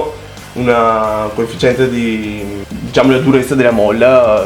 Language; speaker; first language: Italian; native; Italian